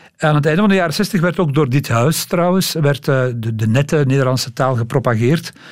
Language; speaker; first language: Dutch; native; Dutch